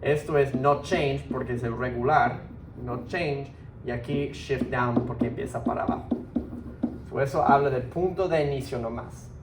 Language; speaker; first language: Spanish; early bilingual, heritage; Spanish